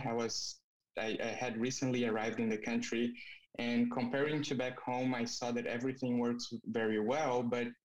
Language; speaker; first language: English; non-native, fluent; Portuguese